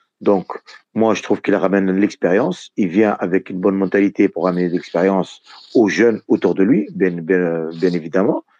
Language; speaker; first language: French; non-native, local second language; Arabic